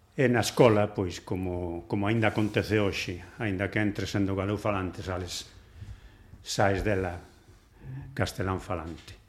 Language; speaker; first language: Galician; non-native, local second language; Spanish